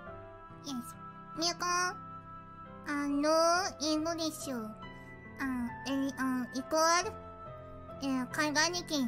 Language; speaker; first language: English; non-native, learner; Japanese